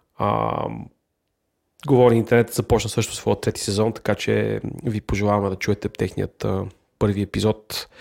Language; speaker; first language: Bulgarian; native; Bulgarian